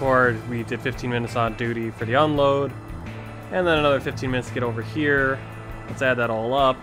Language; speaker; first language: English; native; English